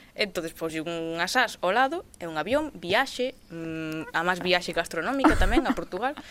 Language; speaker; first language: Galician; native; Galician